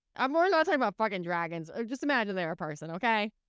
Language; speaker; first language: English; native; English